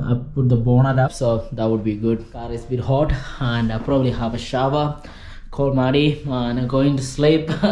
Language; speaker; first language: English; non-native, local second language; Malayalam